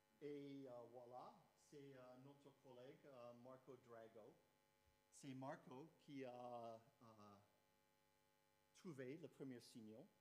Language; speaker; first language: French; non-native, fluent; English